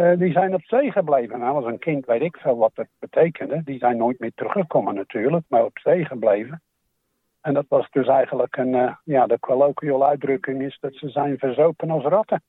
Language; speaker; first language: Dutch; native; Dutch